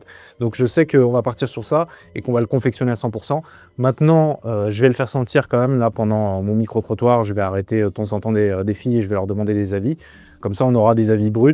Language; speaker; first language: French; native; French